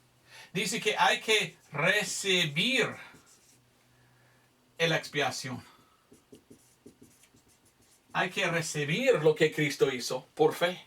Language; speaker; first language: Spanish; non-native, fluent; English